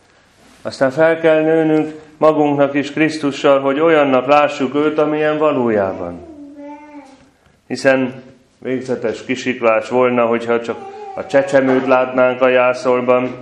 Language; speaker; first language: Hungarian; native; Hungarian